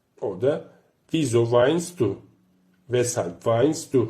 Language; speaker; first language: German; non-native, fluent; Turkish